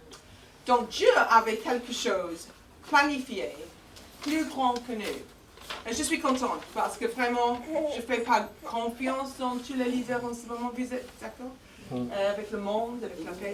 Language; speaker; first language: French; non-native, fluent; English